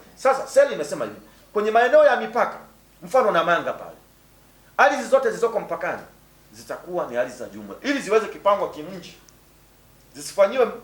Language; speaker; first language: Swahili; native; Swahili